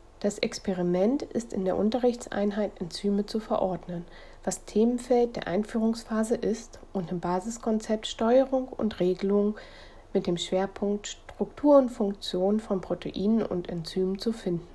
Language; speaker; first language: German; native; German